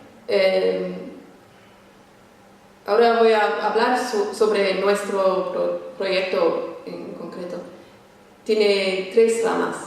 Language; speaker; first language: Spanish; non-native, fluent; English